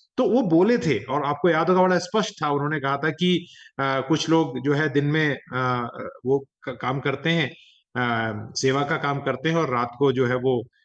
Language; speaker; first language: Hindi; native; Hindi